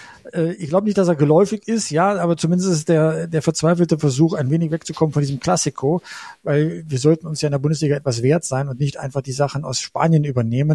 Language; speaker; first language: German; native; German